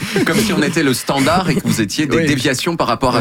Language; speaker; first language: French; native; French